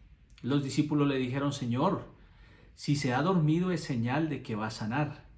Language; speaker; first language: Spanish; native; Spanish